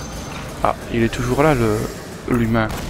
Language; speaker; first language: French; native; French